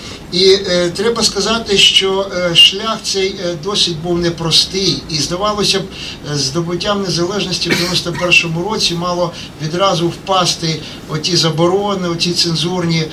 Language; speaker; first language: Ukrainian; native; Ukrainian